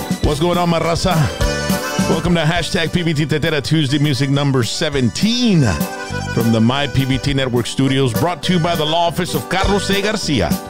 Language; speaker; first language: English; early bilingual, other home language; Spanish